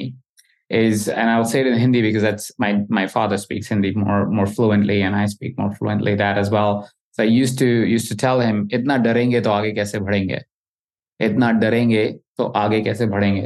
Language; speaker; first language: English; non-native, local second language; Hindi